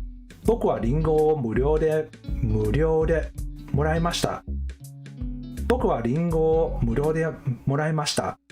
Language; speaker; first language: Japanese; non-native, learner; English